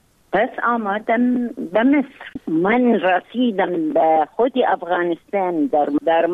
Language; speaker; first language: Persian; non-native, fluent; Arabic